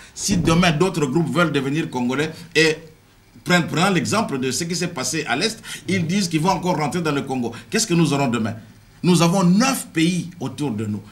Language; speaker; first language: French; non-native, local second language; Kongo